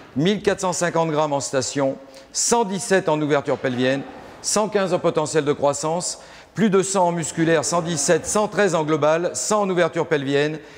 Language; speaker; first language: French; native; French